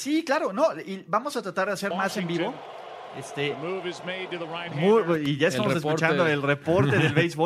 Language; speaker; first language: Spanish; native; Spanish